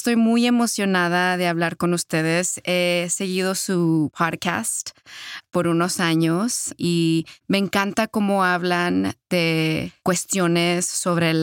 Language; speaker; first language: Spanish; early bilingual, heritage; Spanish